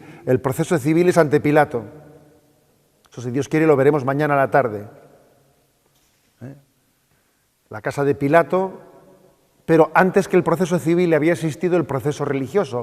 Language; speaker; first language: Spanish; native; Spanish